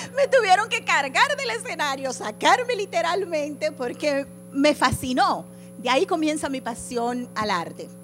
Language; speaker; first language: Spanish; early bilingual, heritage; Spanish